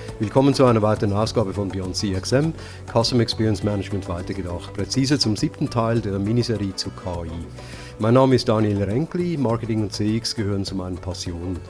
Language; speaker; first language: German; native; German